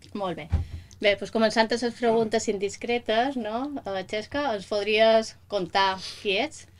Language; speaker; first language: Catalan; native; Catalan